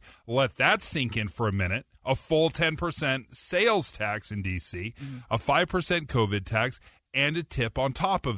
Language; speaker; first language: English; native; English